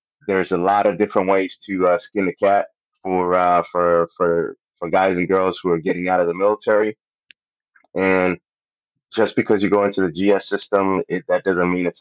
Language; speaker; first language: English; non-native, fluent; Spanish